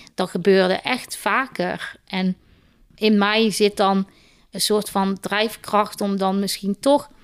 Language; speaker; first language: Dutch; native; Dutch